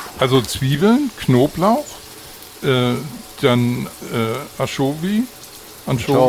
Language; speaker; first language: German; native; German